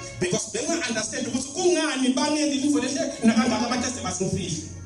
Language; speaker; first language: Zulu; non-native, local second language; Swati